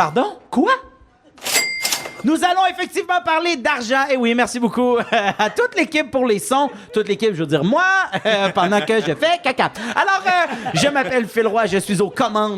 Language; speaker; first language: French; native; French